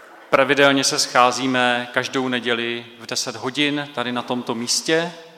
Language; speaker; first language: Czech; native; Czech